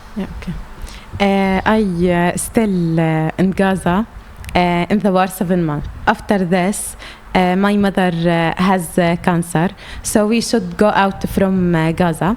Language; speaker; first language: English; non-native, learner; Arabic